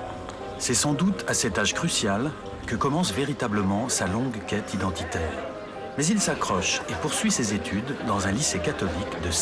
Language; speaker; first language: French; native; French